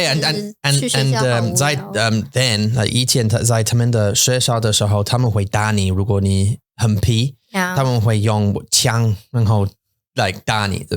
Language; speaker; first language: Chinese; non-native, learner; English